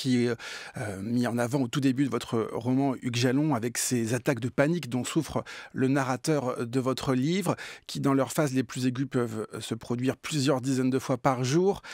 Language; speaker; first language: French; native; French